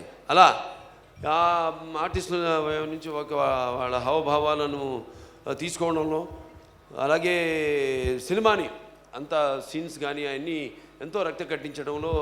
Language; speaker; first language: Telugu; native; Telugu